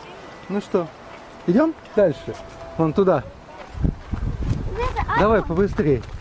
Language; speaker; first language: Russian; native; Russian